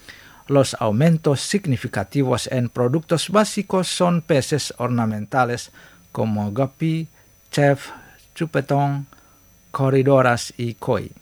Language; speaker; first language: Spanish; non-native, fluent; Indonesian